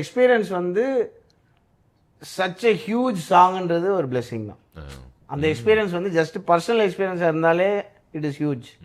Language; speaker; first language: Tamil; native; Tamil